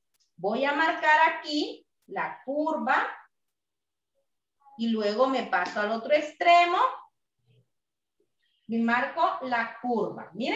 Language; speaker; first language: Spanish; native; Spanish